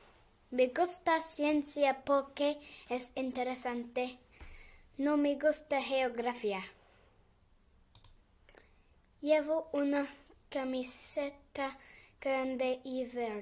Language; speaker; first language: Spanish; non-native, learner; English